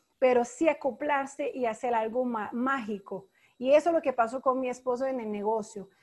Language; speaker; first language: Spanish; non-native, fluent; French